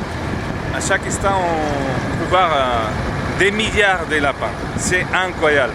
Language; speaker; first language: French; non-native, fluent; Spanish